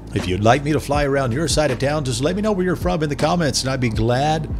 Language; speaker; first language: English; native; English